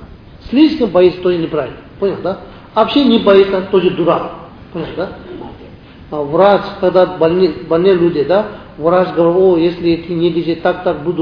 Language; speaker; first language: Russian; non-native, learner; Tibetan